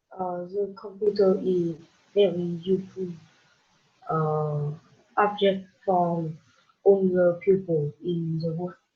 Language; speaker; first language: English; non-native, learner; Vietnamese